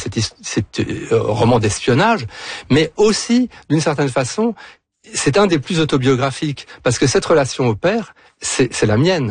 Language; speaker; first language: French; native; French